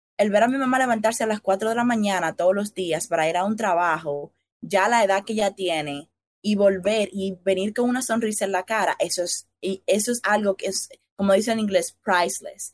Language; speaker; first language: Spanish; native; Spanish